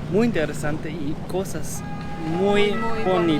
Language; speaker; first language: Spanish; non-native, learner; German